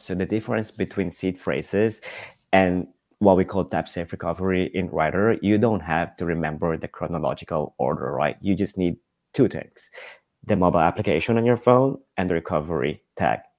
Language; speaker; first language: English; non-native, local second language; Filipino